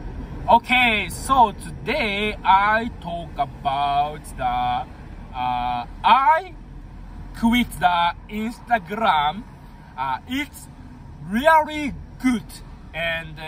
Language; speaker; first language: English; non-native, learner; Japanese